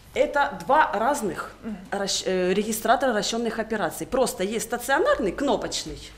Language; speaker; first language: Russian; native; Russian